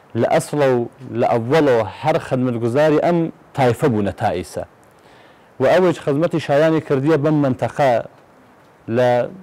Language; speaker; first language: Central Kurdish; non-native, local second language; Gurani